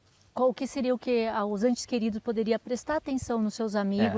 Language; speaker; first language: Portuguese; native; Portuguese